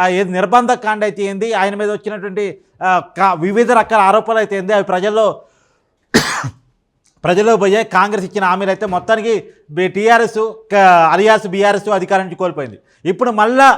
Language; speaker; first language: Telugu; native; Telugu